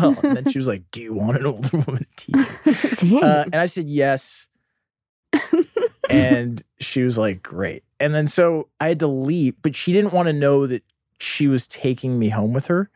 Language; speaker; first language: English; native; English